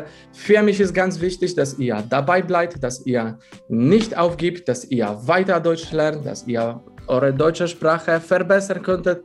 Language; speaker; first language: German; non-native, fluent; Polish